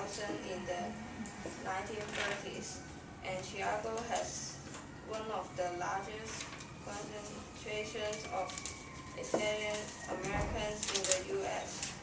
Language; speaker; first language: English; non-native, learner; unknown